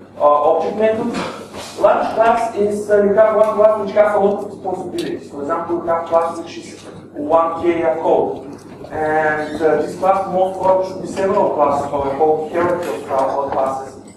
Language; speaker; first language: English; non-native, fluent; Bulgarian